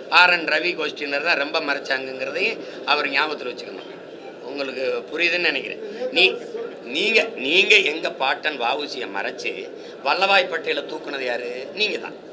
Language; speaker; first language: Tamil; native; Tamil